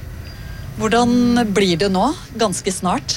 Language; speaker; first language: Norwegian; native; Norwegian